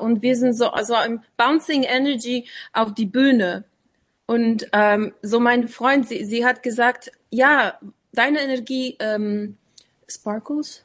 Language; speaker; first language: German; non-native, learner; English